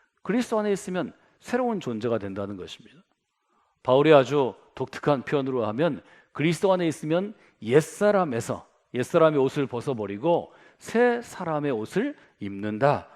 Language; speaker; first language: Korean; native; Korean